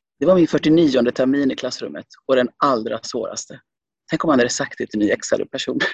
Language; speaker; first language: Swedish; early bilingual, other home language; Finnish